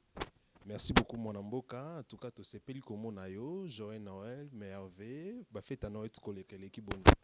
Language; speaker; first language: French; non-native, local second language; Lingala